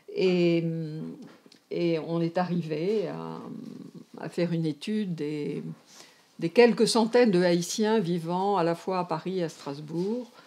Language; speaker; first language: French; native; French